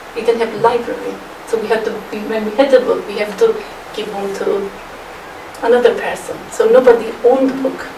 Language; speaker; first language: English; non-native, fluent; Turkish